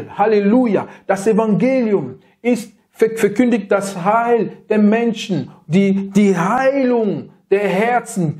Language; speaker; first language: German; non-native, learner; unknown